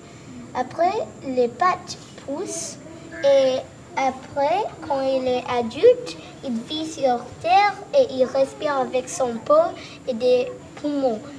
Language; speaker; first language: French; non-native, learner; English